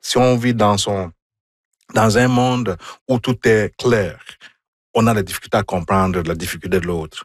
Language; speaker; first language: French; non-native, fluent; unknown